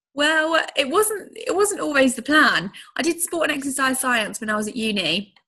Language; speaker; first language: English; native; English